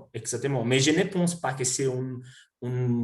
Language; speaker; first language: French; non-native, learner; Portuguese